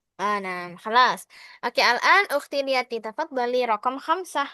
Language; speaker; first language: Arabic; non-native, fluent; Indonesian